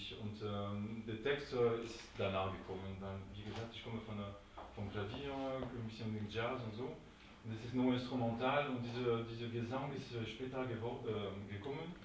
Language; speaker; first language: German; non-native, local second language; French